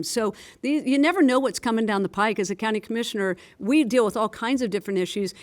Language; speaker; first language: English; native; English